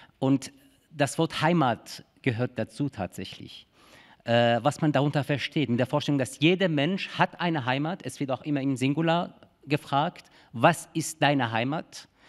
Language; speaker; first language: German; non-native, fluent; Persian